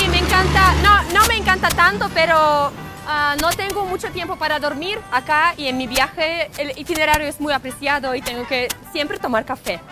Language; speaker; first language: Spanish; non-native, learner; Russian